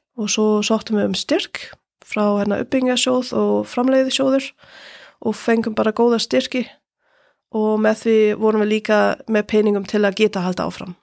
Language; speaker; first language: Icelandic; non-native, fluent; German